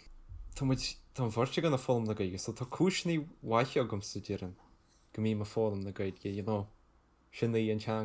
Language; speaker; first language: Irish; non-native, local second language; English